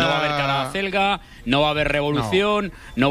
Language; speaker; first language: Spanish; native; Spanish